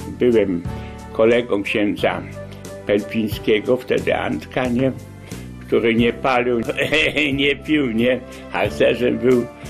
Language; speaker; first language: Polish; native; Polish